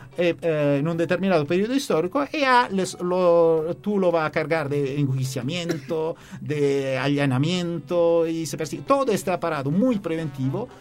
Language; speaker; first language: Spanish; non-native, fluent; Italian